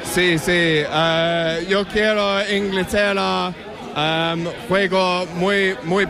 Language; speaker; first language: Spanish; non-native, learner; English